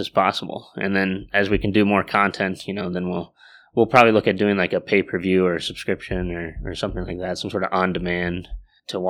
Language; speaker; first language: English; native; English